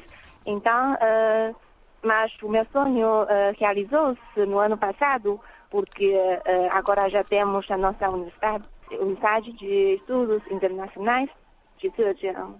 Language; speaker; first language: Portuguese; non-native, fluent; Chinese